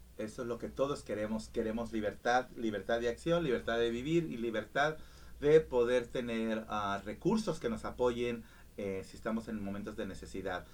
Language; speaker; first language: Spanish; native; Spanish